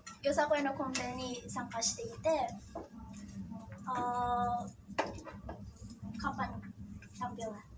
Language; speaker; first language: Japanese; non-native, learner; Indonesian